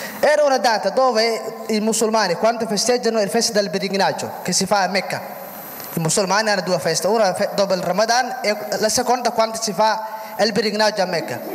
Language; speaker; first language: Italian; non-native, fluent; Somali